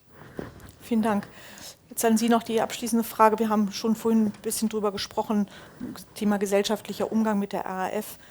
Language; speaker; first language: German; native; German